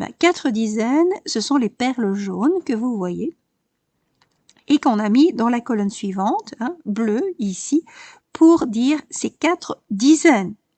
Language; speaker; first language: French; native; French